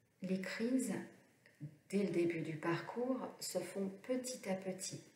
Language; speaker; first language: French; native; French